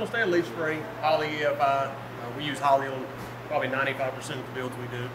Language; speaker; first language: English; native; English